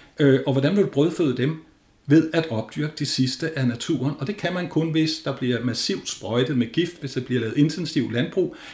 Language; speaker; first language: Danish; native; Danish